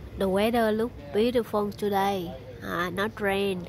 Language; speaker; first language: English; non-native, learner; Vietnamese